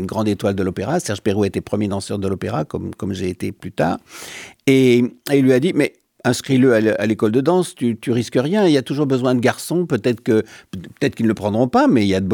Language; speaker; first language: French; native; French